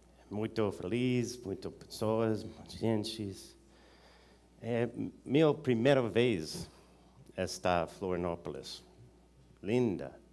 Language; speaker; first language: Portuguese; non-native, learner; English